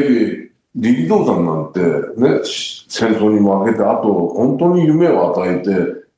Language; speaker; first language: Japanese; native; Japanese